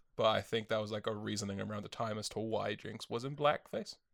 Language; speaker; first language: English; native; English